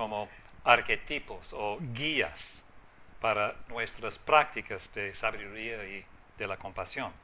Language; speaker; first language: Spanish; non-native, fluent; English